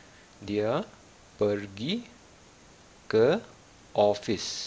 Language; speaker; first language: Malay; non-native, fluent; Malayalam